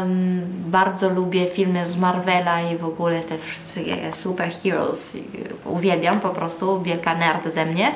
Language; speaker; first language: Polish; early bilingual, heritage; Polish